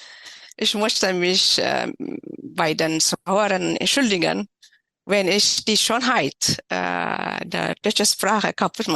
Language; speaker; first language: German; non-native, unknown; Tigrinya